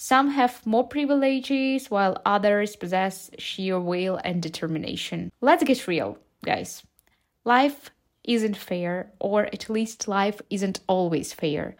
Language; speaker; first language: English; non-native, fluent; Ukrainian